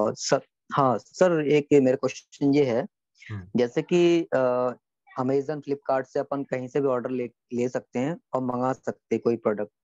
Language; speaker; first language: Hindi; native; Hindi